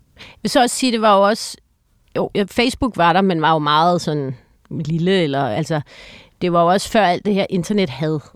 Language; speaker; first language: Danish; native; Danish